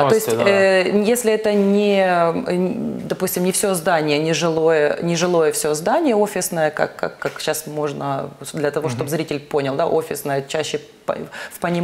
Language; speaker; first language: Russian; native; Russian